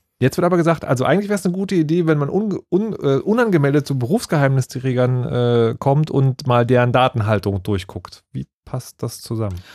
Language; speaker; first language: German; native; German